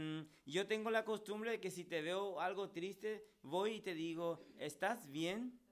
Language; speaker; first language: Spanish; native; Spanish